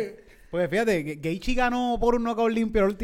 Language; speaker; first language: Spanish; native; Spanish